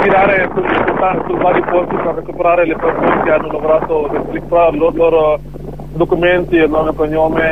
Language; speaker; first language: Italian; non-native, learner; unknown